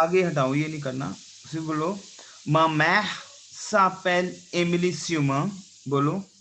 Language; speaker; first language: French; non-native, fluent; Hindi